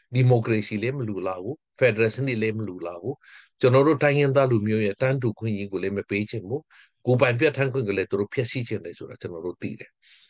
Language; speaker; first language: Burmese; non-native, local second language; Hakha Chin